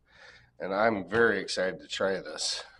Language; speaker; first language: English; native; English